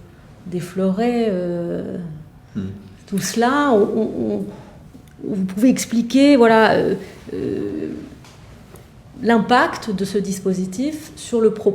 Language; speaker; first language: French; native; French